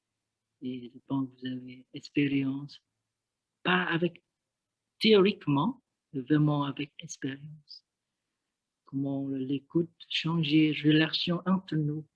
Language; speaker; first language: French; non-native, learner; Vietnamese